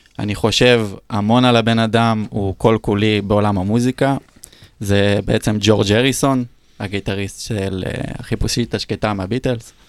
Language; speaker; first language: Hebrew; native; Hebrew